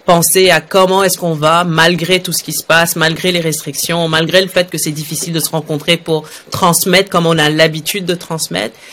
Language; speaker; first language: French; early bilingual, other home language; Arabic